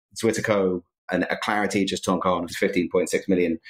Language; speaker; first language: English; native; English